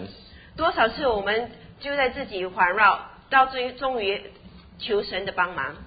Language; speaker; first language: Chinese; native; Chinese